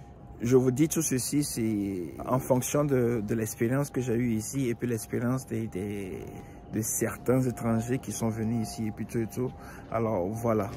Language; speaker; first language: French; non-native, local second language; Ewe